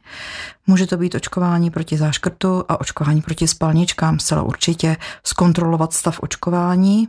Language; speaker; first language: Czech; native; Czech